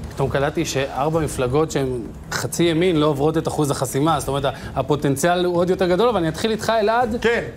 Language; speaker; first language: Hebrew; native; Hebrew